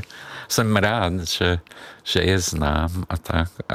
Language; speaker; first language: Czech; non-native, fluent; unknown